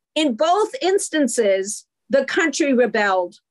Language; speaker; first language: English; native; English